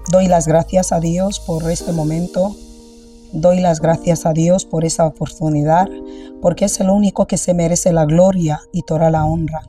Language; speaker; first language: Spanish; non-native, local second language; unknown